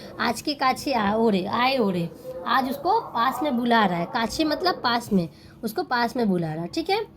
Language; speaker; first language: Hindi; non-native, local second language; Bangla